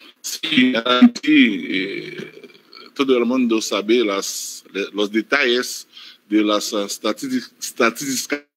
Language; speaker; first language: Spanish; non-native, fluent; Haitian Creole